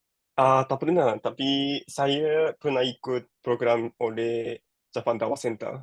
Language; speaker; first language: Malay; non-native, learner; Japanese